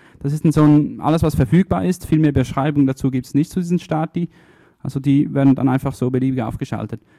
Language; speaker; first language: German; early bilingual, other home language; Italian